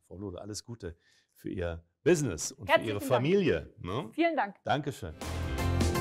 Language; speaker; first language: German; native; German